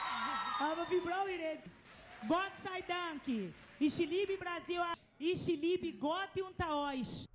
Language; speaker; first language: German; non-native, learner; Portuguese